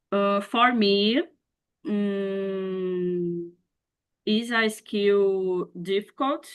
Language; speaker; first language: English; non-native, learner; Portuguese